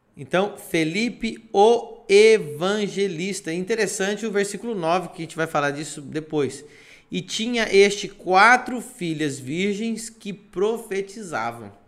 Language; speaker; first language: Portuguese; non-native, fluent; Spanish